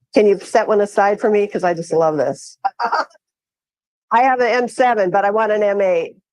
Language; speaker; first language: English; native; English